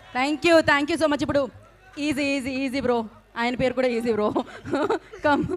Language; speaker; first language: Telugu; native; Telugu